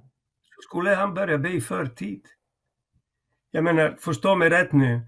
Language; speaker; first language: Swedish; non-native, fluent; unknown